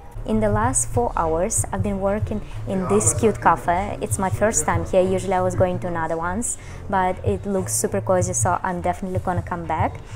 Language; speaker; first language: English; non-native, fluent; Russian